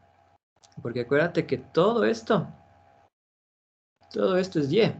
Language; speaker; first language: Spanish; native; Spanish